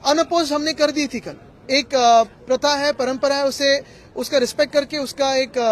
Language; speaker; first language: Hindi; non-native, local second language; Marathi